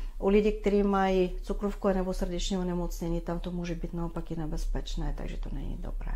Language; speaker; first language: Czech; non-native, fluent; Bulgarian